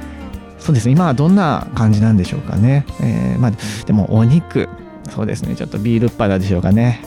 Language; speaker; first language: Japanese; native; Japanese